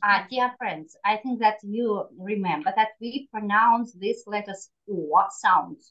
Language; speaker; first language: English; non-native, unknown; Russian